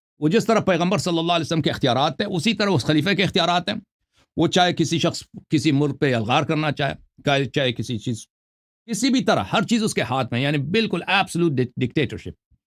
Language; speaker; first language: Urdu; non-native, fluent; Persian